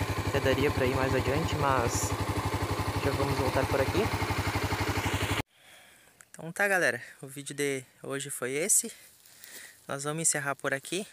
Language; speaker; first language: Portuguese; native; Portuguese